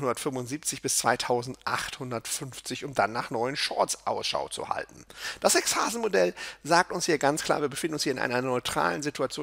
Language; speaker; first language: German; native; German